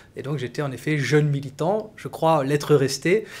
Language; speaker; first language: French; native; French